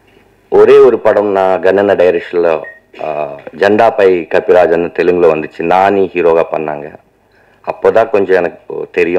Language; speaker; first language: Tamil; non-native, learner; Telugu